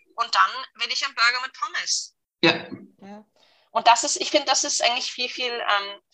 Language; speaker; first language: German; non-native, fluent; English